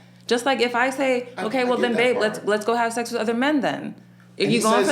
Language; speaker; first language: English; native; English